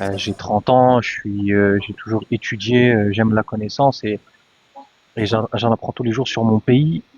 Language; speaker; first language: French; early bilingual, other home language; Arabic